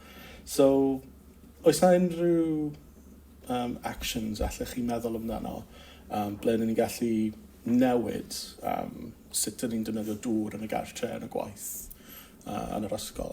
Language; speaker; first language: Welsh; non-native, local second language; English